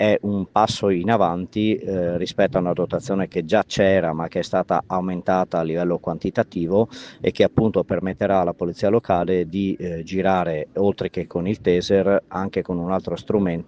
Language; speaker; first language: Italian; native; Italian